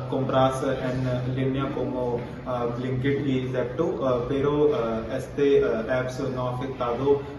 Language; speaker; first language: Spanish; non-native, learner; Hindi